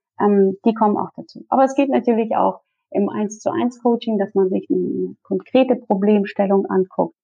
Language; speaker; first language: German; early bilingual, other home language; Russian